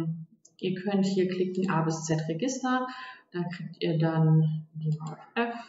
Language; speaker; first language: German; native; German